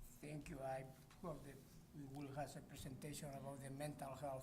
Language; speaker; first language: English; non-native, fluent; Spanish